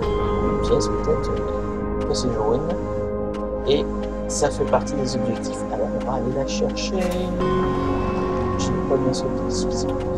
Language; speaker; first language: French; native; French